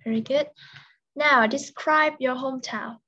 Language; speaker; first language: English; non-native, fluent; Vietnamese